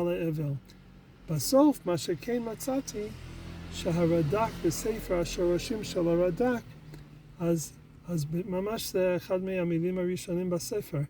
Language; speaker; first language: Hebrew; non-native, fluent; English